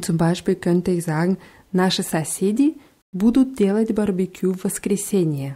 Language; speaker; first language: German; non-native, fluent; Russian